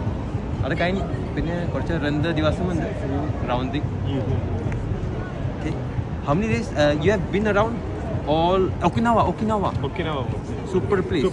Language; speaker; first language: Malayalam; non-native, learner; Chinese